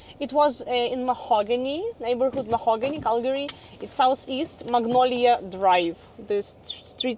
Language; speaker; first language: English; non-native, fluent; Ukrainian